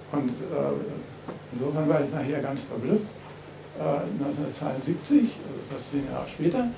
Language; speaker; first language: German; native; German